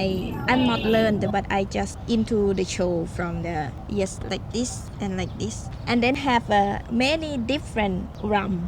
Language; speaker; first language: English; non-native, learner; Thai